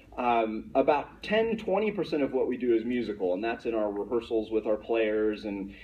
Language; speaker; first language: English; native; English